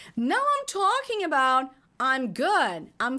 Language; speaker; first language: English; non-native, fluent; Portuguese